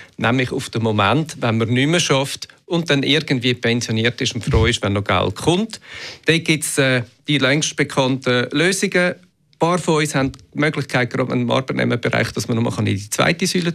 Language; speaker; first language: German; native; German